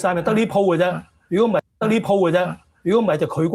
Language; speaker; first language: Chinese; native; Chinese